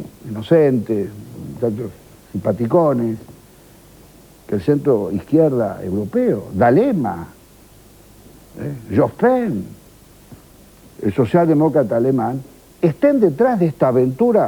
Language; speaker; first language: Spanish; native; Spanish